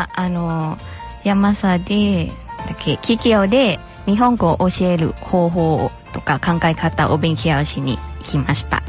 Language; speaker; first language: Japanese; non-native, fluent; Thai